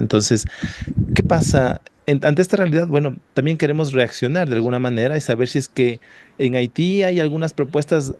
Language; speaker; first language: Spanish; native; Spanish